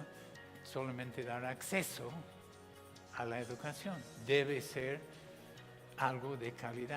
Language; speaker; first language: Spanish; non-native, fluent; English